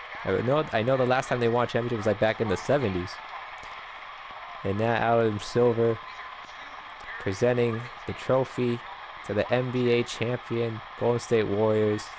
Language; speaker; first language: English; native; English